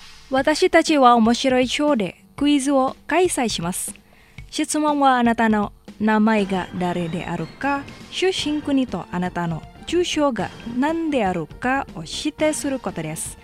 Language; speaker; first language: Japanese; non-native, fluent; Indonesian